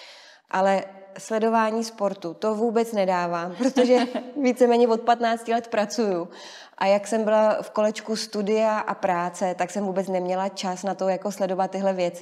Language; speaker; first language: Czech; native; Czech